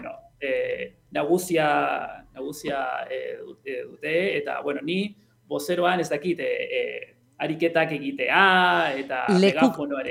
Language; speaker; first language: Basque; non-native, learner; Spanish